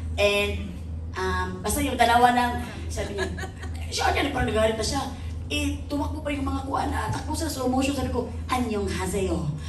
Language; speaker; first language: Filipino; non-native, local second language; Cebuano